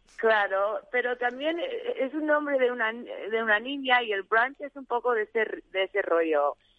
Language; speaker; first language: Spanish; early bilingual, heritage; Spanish